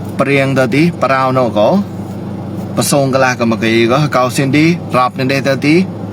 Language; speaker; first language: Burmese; non-native, local second language; Mon